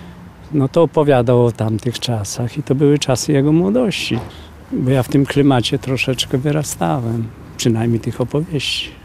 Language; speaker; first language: Polish; native; Polish